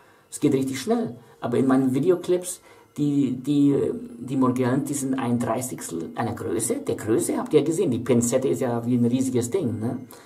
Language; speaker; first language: German; native; German